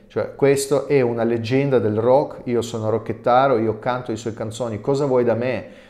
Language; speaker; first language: Italian; non-native, fluent; Russian